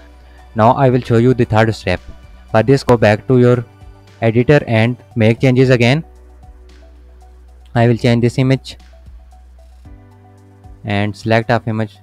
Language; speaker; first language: English; non-native, fluent; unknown